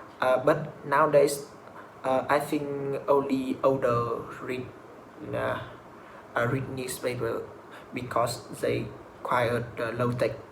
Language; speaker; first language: English; non-native, learner; Vietnamese